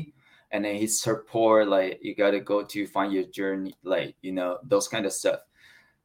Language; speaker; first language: English; non-native, learner; Chinese